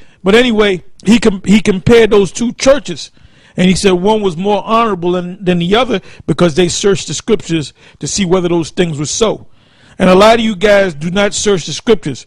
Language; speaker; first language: English; native; English